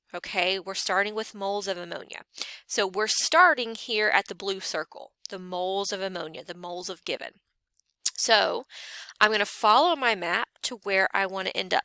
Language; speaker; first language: English; native; English